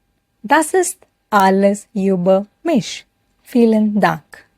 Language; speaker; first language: German; non-native, fluent; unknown